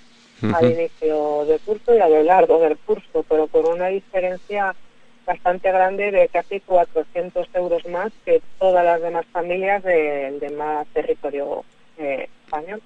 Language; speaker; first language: Spanish; native; Spanish